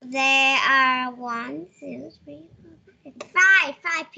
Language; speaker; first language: English; non-native, learner; Vietnamese